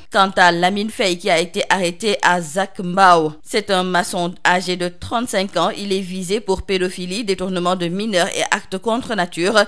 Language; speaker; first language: French; non-native, local second language; Wolof